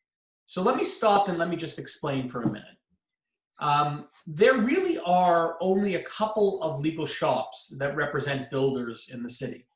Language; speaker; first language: English; native; English